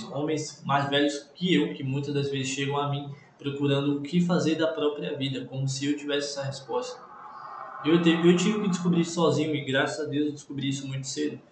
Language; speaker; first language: Portuguese; native; Portuguese